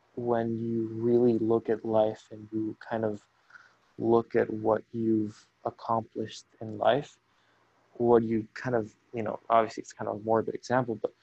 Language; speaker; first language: English; non-native, fluent; Spanish